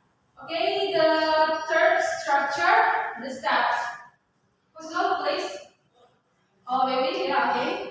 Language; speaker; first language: English; non-native, fluent; Indonesian